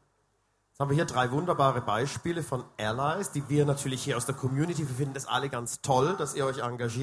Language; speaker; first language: German; native; German